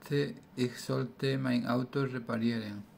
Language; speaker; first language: German; non-native, learner; Spanish